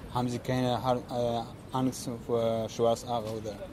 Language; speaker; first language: German; non-native, learner; Persian